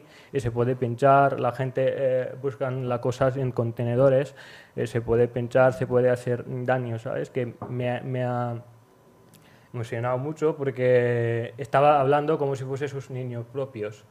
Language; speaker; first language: Spanish; non-native, learner; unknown